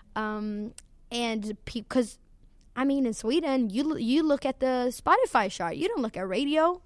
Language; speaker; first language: English; non-native, fluent; Swedish